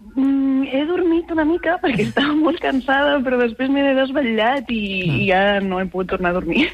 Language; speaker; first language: Catalan; native; Catalan